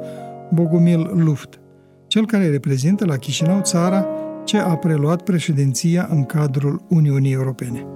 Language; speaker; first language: Romanian; native; Romanian